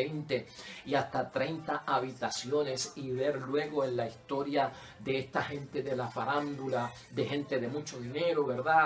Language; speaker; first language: Spanish; native; Spanish